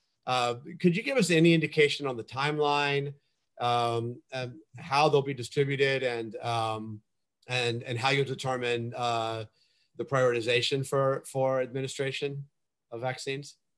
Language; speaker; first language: English; native; English